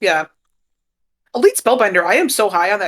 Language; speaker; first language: English; native; English